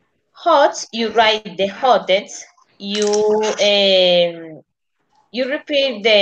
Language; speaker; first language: English; non-native, learner; Spanish